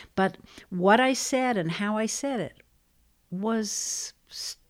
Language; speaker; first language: English; native; English